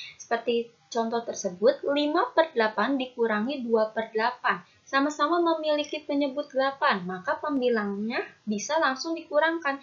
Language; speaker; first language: Indonesian; native; Indonesian